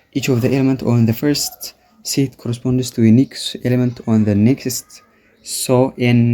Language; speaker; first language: English; non-native, local second language; Amharic